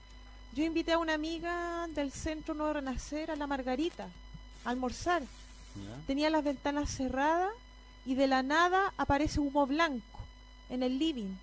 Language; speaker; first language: Spanish; native; Spanish